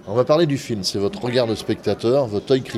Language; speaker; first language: French; native; French